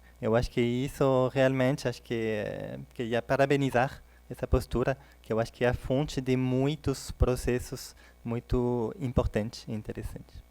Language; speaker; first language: Portuguese; non-native, fluent; French